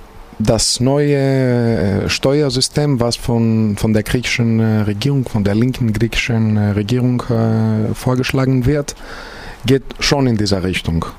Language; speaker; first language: German; non-native, fluent; Greek